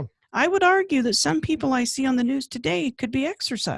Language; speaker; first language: English; native; English